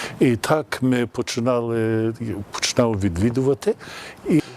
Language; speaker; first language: Ukrainian; early bilingual, heritage; Ukrainian